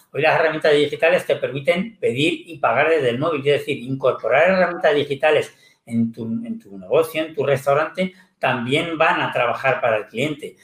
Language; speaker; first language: Spanish; native; Spanish